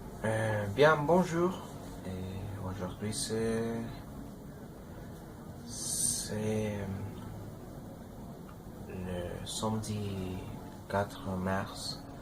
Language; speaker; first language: French; non-native, learner; Spanish